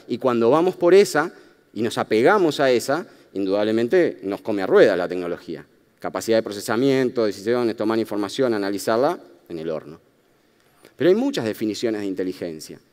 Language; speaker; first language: Spanish; native; Spanish